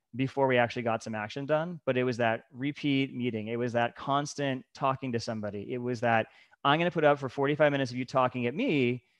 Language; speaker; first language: English; native; English